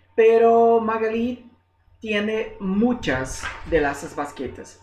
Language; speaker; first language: Spanish; non-native, fluent; Portuguese